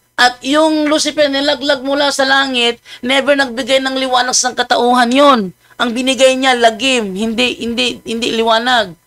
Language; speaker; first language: Filipino; non-native, local second language; Cebuano